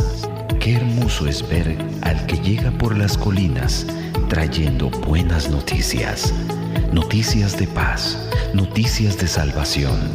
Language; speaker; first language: Spanish; native; Spanish